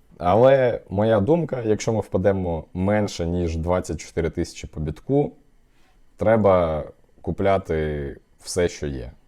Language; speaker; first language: Ukrainian; non-native, local second language; Russian